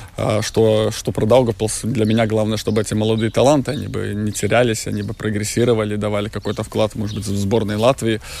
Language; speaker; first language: Russian; non-native, local second language; Latvian